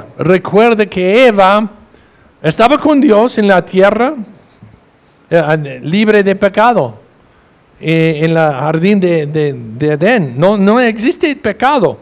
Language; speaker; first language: Spanish; non-native, fluent; English